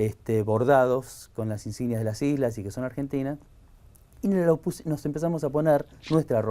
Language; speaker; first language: Spanish; native; Spanish